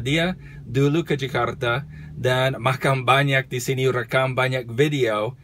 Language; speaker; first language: Indonesian; non-native, fluent; English